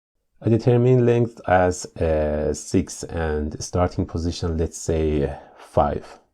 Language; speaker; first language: English; non-native, fluent; Persian